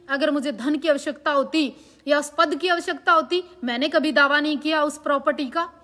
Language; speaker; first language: Hindi; native; Hindi